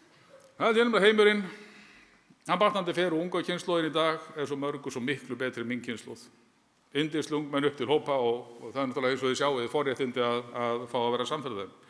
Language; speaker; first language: Icelandic; native; Icelandic